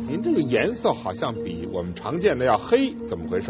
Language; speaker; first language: Chinese; native; Chinese